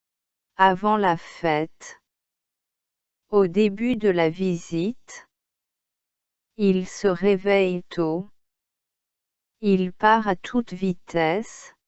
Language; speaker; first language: French; non-native, local second language; Arabic